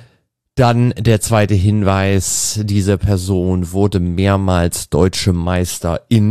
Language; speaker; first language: German; native; German